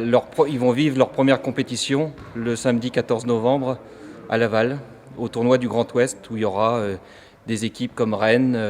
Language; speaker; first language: French; native; French